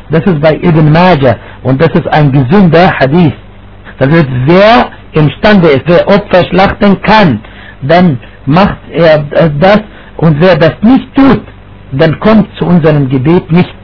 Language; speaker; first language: German; non-native, fluent; Arabic